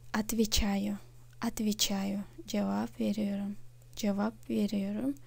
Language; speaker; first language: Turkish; non-native, fluent; Russian